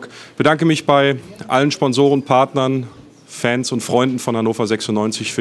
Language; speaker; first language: German; native; German